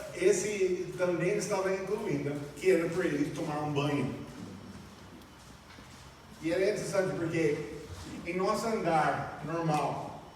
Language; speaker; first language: Portuguese; non-native, fluent; English